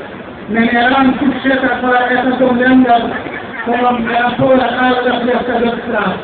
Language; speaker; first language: Swedish; non-native, fluent; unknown